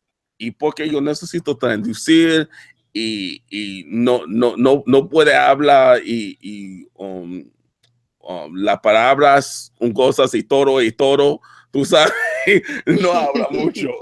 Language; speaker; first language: Spanish; non-native, learner; English